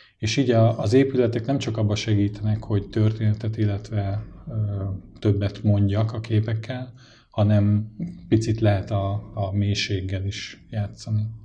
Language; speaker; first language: Hungarian; native; Hungarian